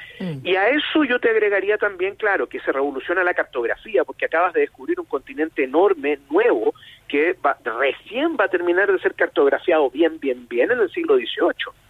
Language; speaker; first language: Spanish; native; Spanish